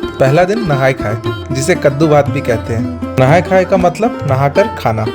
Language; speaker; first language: Hindi; native; Hindi